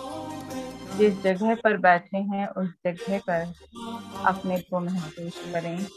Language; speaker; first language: Hindi; native; Hindi